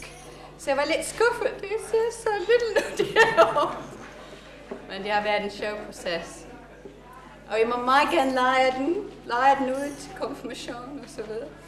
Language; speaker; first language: Danish; non-native, fluent; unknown